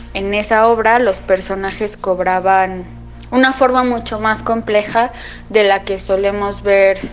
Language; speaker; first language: Spanish; native; Spanish